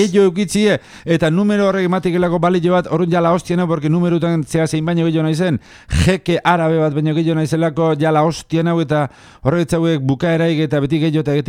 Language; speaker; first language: Basque; native; Basque